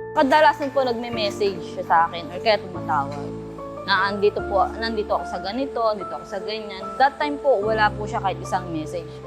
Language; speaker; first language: Filipino; native; Filipino